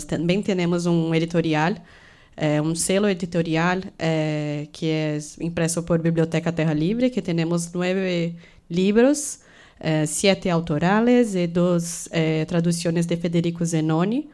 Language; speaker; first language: Spanish; non-native, fluent; Portuguese